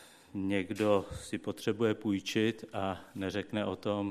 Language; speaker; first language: Czech; native; Czech